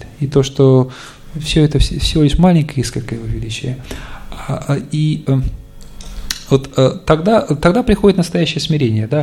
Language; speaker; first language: Russian; native; Russian